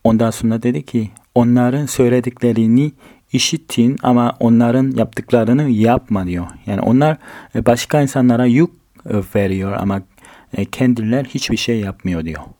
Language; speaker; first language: Turkish; non-native, fluent; Korean